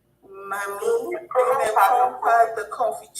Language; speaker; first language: French; non-native, learner; English